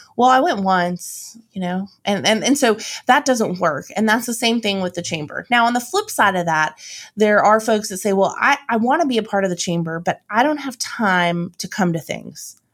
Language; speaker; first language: English; native; English